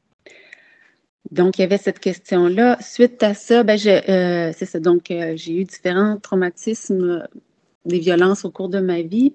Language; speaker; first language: French; native; French